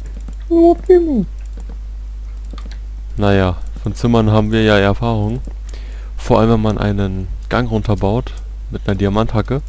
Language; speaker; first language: German; native; German